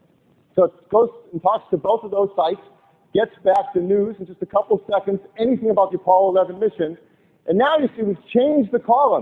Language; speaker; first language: English; native; English